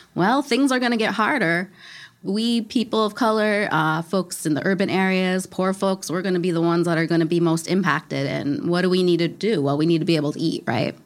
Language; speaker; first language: English; native; English